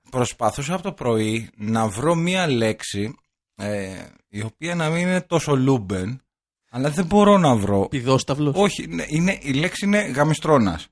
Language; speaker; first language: Greek; native; Greek